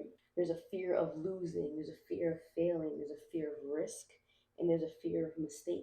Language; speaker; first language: English; native; English